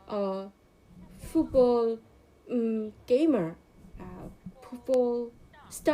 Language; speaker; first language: English; non-native, learner; Korean